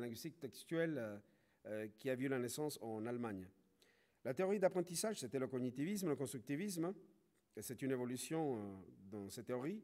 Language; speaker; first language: French; non-native, fluent; Spanish